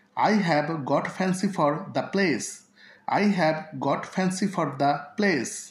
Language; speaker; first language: English; non-native, local second language; Bangla